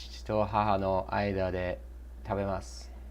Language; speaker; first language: Japanese; non-native, learner; English